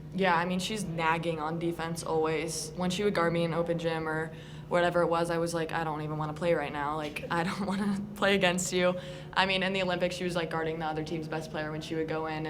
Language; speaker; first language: English; native; English